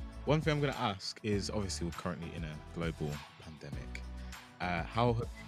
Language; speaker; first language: English; non-native, local second language; Yoruba